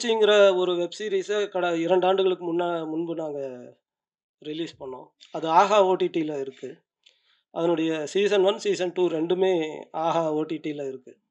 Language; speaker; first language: Tamil; native; Tamil